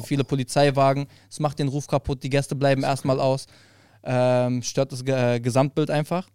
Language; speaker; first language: German; early bilingual, other home language; Arabic